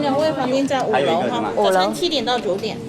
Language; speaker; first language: Chinese; native; Chinese